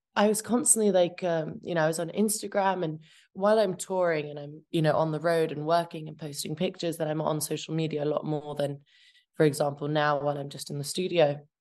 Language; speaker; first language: English; early bilingual, other home language; Albanian